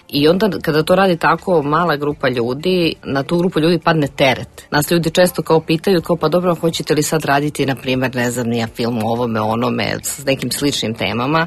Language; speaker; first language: Serbian; native; Serbian